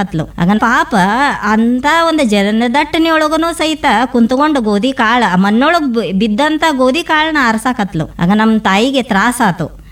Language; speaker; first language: Kannada; native; Kannada